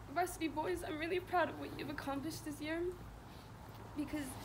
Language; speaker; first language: English; early bilingual, other home language; Spanish